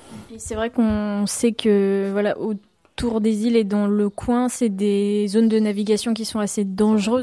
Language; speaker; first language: French; native; French